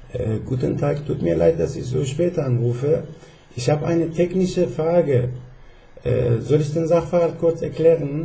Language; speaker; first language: German; non-native, fluent; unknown